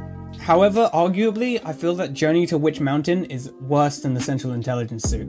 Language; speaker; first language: English; native; English